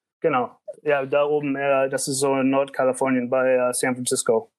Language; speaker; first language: German; early bilingual, heritage; German